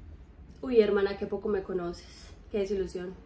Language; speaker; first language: Spanish; native; Spanish